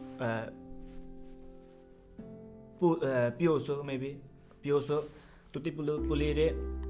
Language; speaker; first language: Italian; non-native, learner; Bangla